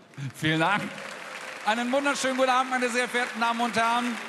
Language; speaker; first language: German; native; German